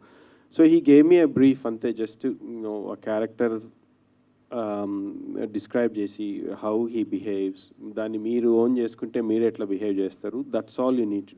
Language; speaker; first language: Telugu; native; Telugu